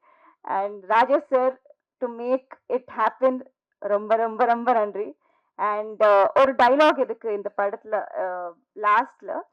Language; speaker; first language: Tamil; non-native, learner; Telugu